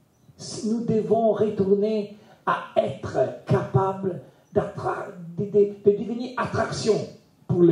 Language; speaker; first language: French; non-native, learner; Italian